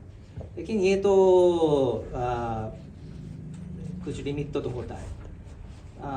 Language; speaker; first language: Hindi; non-native, fluent; Japanese